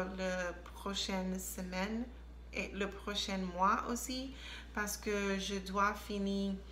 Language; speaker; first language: French; non-native, learner; English